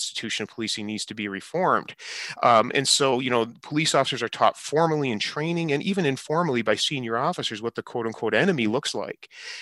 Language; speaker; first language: English; native; English